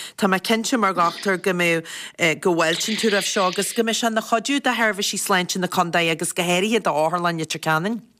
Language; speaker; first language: Irish; native; Irish